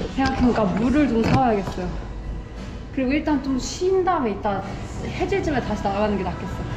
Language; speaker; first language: Korean; native; Korean